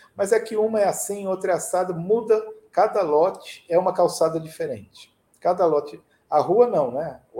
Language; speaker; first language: Portuguese; native; Portuguese